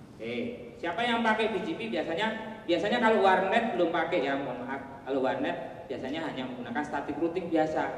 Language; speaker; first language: Indonesian; non-native, local second language; Javanese